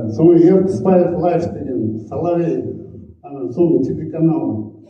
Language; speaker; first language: Russian; non-native, local second language; Kazakh